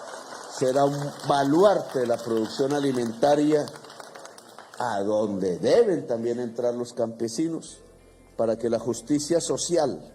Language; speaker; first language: Spanish; native; Spanish